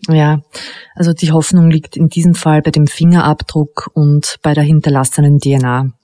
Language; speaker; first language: German; native; German